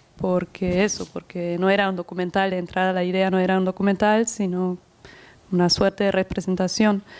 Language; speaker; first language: Spanish; non-native, fluent; German